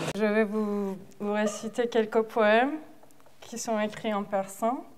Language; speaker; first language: French; non-native, fluent; Persian